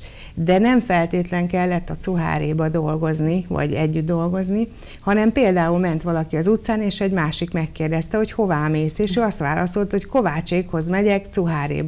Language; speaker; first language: Hungarian; native; Hungarian